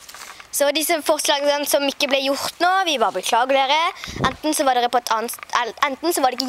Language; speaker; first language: Norwegian; native; Norwegian